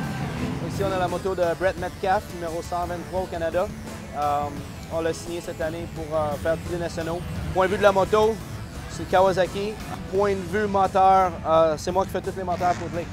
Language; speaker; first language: French; native; French